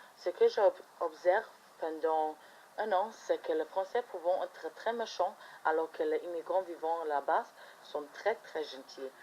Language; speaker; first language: French; non-native, fluent; German